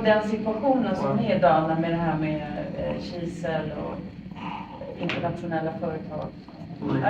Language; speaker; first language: Swedish; native; Swedish